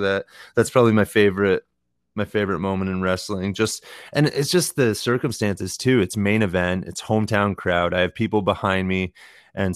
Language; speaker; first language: English; native; English